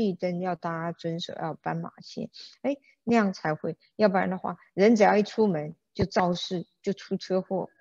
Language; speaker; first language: Chinese; native; Chinese